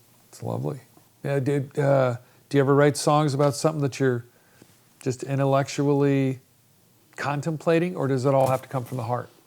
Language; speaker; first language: English; native; English